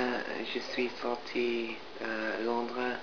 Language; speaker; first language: French; non-native, learner; English